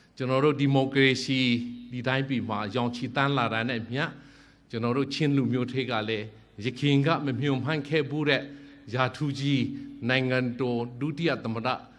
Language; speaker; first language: Burmese; non-native, local second language; Hakha Chin